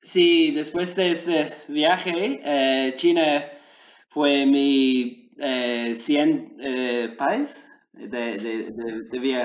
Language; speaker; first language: Spanish; non-native, learner; English